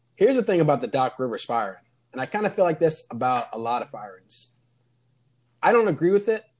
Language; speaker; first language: English; native; English